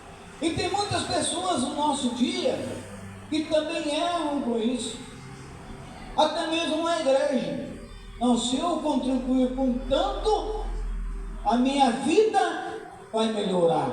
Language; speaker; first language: Portuguese; native; Portuguese